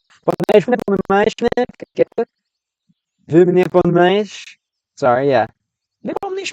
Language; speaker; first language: Russian; non-native, learner; English